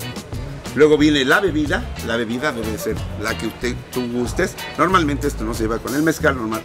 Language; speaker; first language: Spanish; native; Spanish